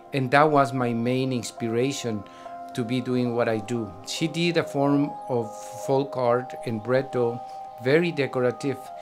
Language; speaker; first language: English; non-native, fluent; Spanish